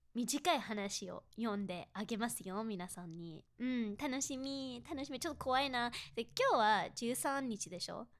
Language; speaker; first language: Japanese; non-native, fluent; English